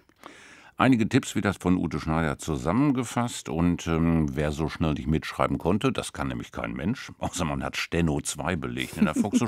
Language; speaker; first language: German; native; German